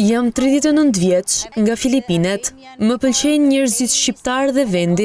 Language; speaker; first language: Albanian; non-native, learner; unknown